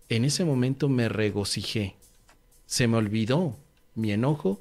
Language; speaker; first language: Spanish; native; Spanish